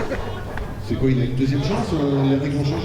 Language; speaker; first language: French; native; French